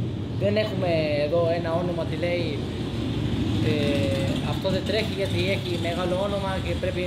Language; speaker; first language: Greek; non-native, fluent; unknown